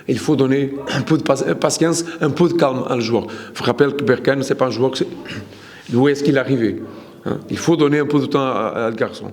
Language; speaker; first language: French; non-native, learner; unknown